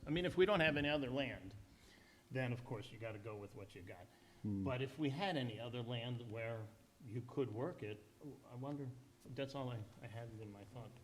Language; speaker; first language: English; native; English